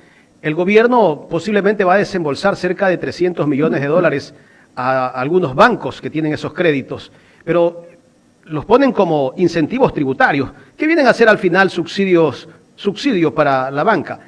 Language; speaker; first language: Spanish; native; Spanish